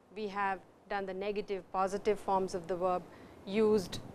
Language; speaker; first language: English; non-native, local second language; Hindi